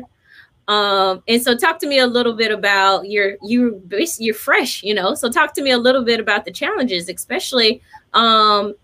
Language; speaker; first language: English; native; English